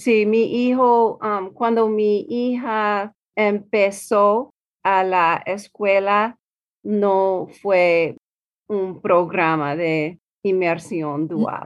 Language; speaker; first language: Spanish; non-native, learner; English